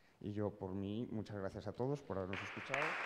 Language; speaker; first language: Spanish; native; Spanish